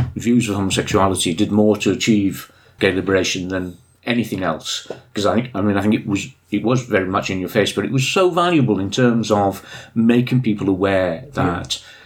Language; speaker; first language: English; native; English